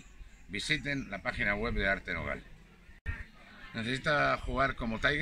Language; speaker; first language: Spanish; native; Spanish